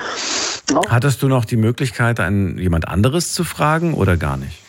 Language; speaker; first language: German; native; German